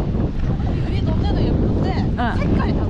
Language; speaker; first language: Korean; non-native, learner; Japanese